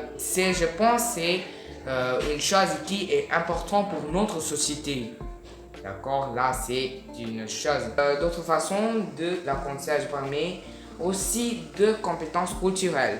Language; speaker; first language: French; non-native, learner; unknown